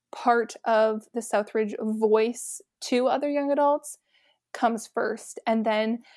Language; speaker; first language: English; native; English